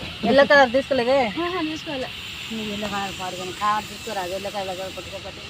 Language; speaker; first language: Telugu; native; Telugu